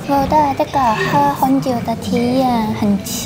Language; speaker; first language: Chinese; non-native, fluent; Japanese